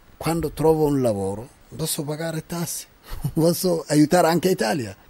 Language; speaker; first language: Italian; non-native, learner; Arabic